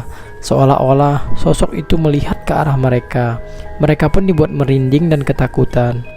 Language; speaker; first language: Indonesian; native; Indonesian